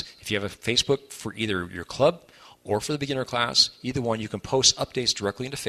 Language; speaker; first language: English; native; English